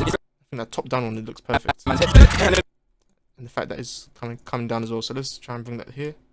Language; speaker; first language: English; native; English